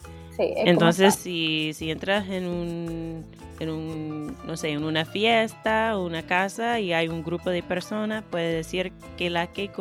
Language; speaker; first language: Spanish; non-native, fluent; English